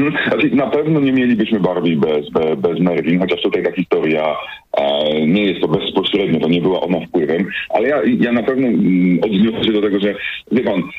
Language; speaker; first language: Polish; native; Polish